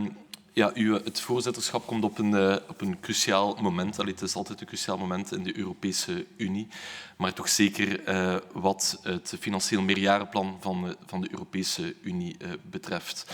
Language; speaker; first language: Dutch; native; Dutch